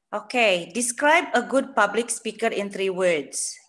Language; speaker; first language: English; non-native, fluent; Malay